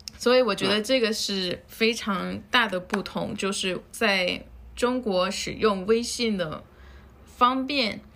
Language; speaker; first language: Chinese; non-native, fluent; Spanish